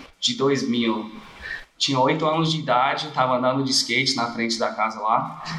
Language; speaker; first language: Portuguese; non-native, fluent; English